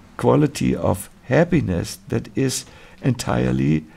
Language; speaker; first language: English; non-native, fluent; German